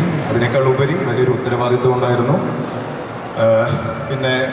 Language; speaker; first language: Malayalam; native; Malayalam